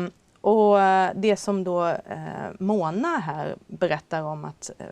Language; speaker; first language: Swedish; native; Swedish